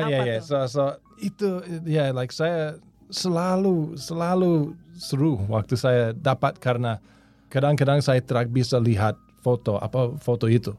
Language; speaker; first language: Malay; non-native, learner; English